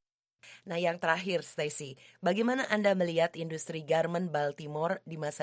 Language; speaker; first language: Indonesian; native; Indonesian